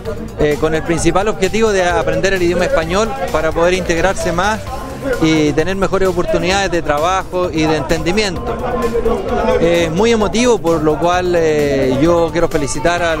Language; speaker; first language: Spanish; native; Spanish